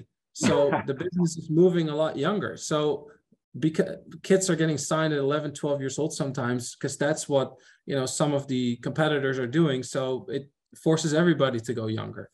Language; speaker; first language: English; non-native, fluent; Dutch